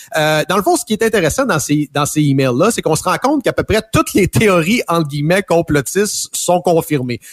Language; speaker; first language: French; native; French